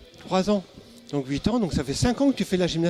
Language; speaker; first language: French; native; French